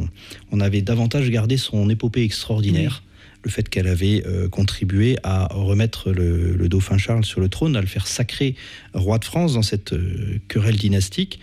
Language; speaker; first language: French; native; French